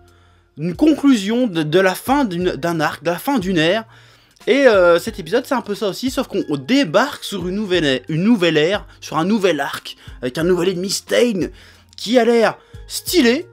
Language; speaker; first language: French; native; French